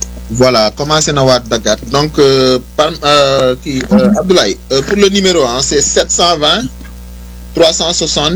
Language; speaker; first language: French; non-native, local second language; Wolof